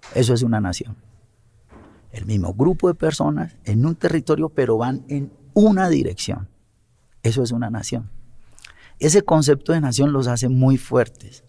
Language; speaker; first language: Spanish; native; Spanish